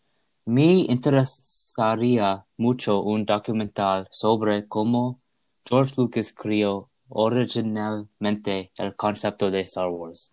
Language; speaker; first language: Spanish; non-native, learner; English